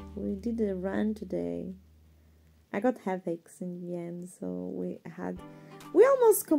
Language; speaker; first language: English; non-native, fluent; Portuguese